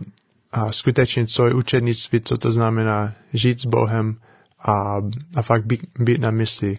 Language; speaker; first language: Czech; non-native, fluent; English